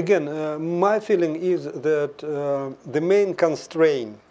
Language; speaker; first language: English; non-native, fluent; Russian